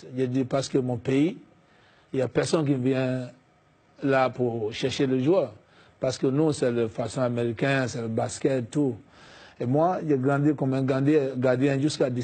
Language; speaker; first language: French; non-native, fluent; English